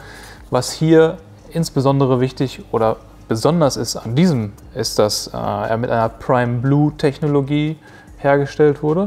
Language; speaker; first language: German; native; German